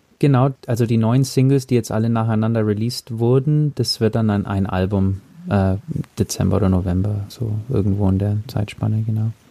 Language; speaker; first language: German; early bilingual, heritage; German